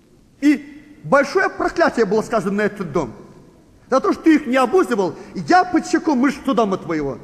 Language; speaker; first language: Russian; native; Russian